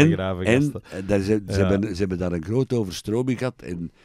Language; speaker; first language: Dutch; native; Dutch